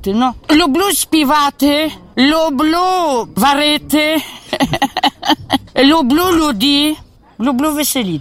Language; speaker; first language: Polish; non-native, local second language; Ukrainian